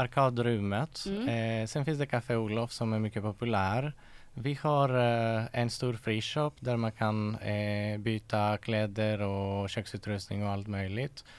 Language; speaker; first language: Swedish; non-native, fluent; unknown